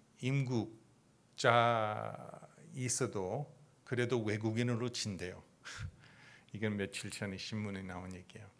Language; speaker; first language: Korean; non-native, fluent; English